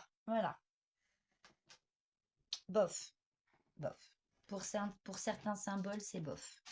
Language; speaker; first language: French; native; French